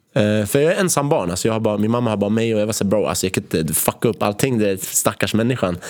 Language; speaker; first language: Swedish; early bilingual, other home language; Arabic